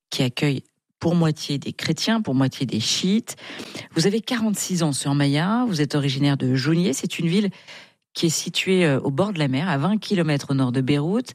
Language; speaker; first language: French; native; French